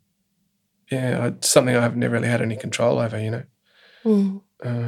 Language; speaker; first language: English; native; English